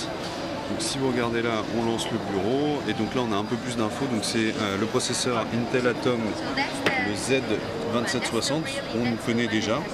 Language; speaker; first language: French; native; French